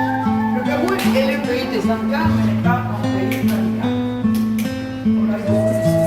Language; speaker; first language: French; non-native, fluent; Spanish